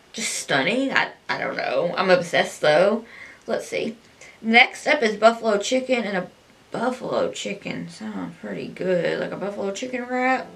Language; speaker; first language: English; native; English